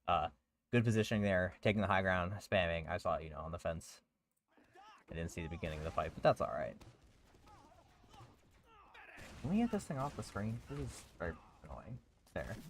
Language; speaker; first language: English; native; English